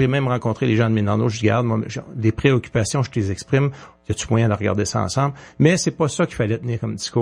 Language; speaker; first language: French; native; French